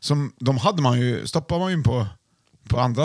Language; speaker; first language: Swedish; native; Swedish